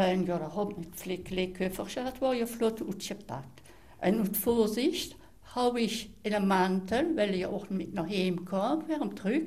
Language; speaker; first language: German; native; German